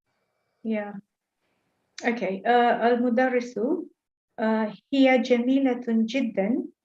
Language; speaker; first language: Arabic; non-native, learner; English